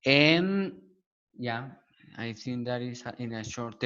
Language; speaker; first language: English; non-native, learner; Spanish